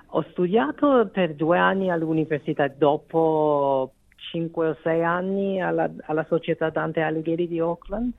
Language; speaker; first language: Italian; non-native, fluent; Korean